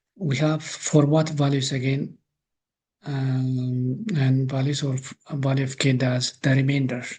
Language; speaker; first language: English; non-native, local second language; Amharic